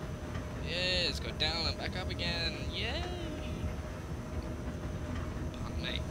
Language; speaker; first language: English; native; English